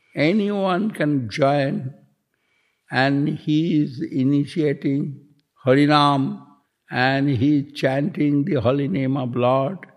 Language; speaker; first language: English; non-native, local second language; Bangla